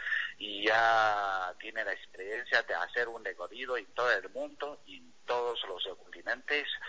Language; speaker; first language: Spanish; non-native, fluent; Chinese